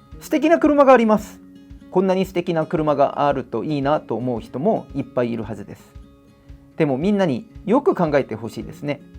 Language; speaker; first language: Japanese; non-native, fluent; Korean